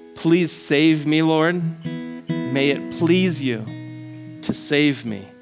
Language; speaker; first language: English; native; English